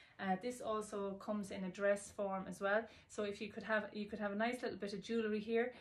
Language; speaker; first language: English; native; English